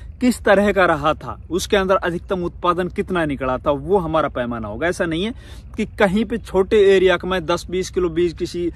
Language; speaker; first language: Hindi; native; Hindi